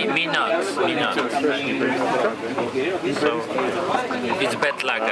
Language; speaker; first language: English; non-native, learner; Polish